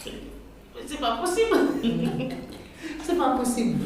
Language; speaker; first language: French; non-native, learner; Bambara